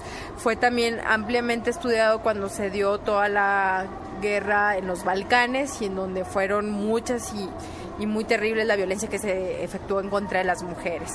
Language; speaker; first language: Spanish; native; Spanish